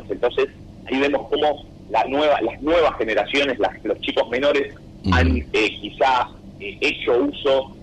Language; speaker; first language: Spanish; native; Spanish